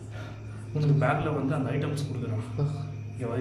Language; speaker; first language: Tamil; native; Tamil